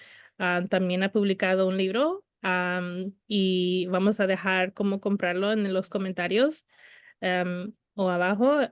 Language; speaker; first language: Spanish; early bilingual, heritage; Spanish